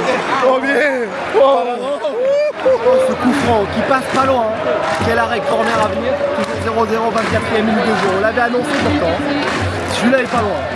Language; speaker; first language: French; native; French